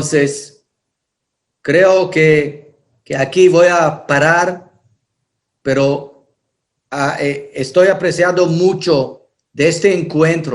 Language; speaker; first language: Spanish; non-native, fluent; Hebrew